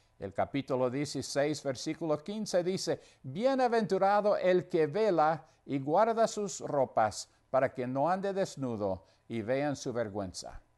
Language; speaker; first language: Spanish; non-native, fluent; English